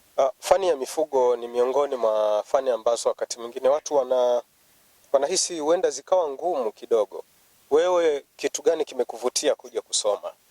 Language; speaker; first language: Swahili; native; Swahili